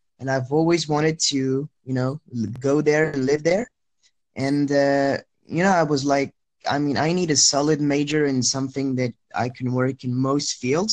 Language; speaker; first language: English; non-native, fluent; French